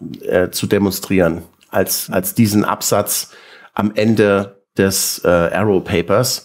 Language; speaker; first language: German; native; German